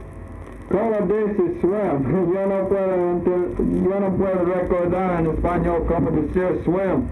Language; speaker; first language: Spanish; non-native, learner; English